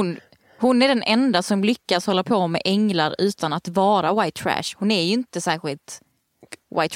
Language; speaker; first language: Swedish; native; Swedish